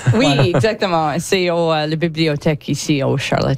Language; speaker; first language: French; non-native, learner; English